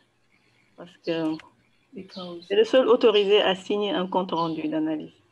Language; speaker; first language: French; non-native, local second language; Wolof